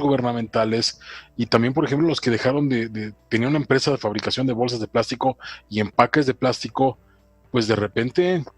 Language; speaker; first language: Spanish; native; Spanish